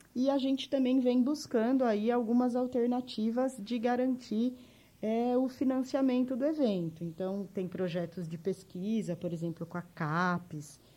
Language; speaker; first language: Portuguese; native; Portuguese